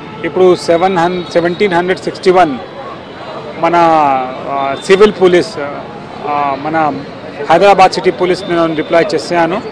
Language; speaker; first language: Telugu; non-native, local second language; Urdu